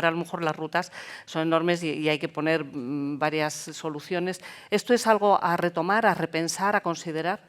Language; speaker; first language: Spanish; native; Spanish